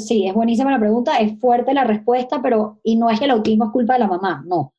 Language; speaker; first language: Spanish; native; Spanish